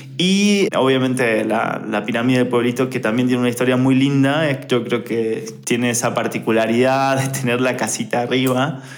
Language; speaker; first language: Spanish; native; Spanish